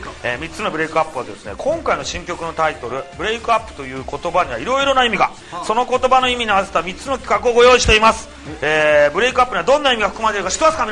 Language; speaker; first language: Japanese; native; Japanese